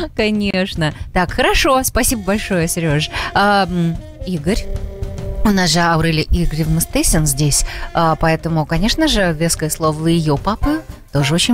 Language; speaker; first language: Russian; native; Russian